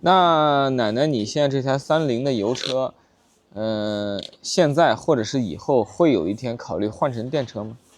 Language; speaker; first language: Chinese; native; Chinese